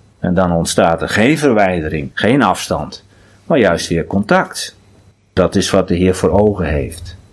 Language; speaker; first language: Dutch; non-native, local second language; Western Frisian